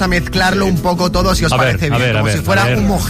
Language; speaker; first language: Spanish; native; Spanish